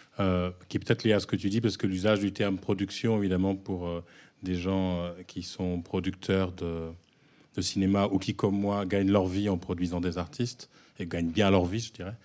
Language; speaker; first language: French; native; French